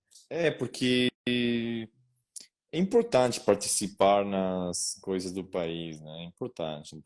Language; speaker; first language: Portuguese; non-native, learner; Spanish